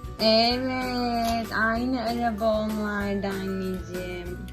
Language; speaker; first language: Turkish; native; Turkish